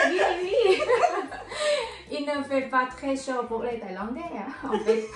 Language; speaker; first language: French; non-native, fluent; Thai